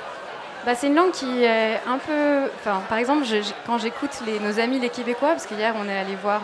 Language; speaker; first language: French; native; French